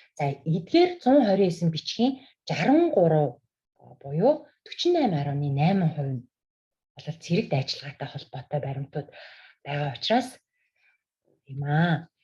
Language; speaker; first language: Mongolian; native; Mongolian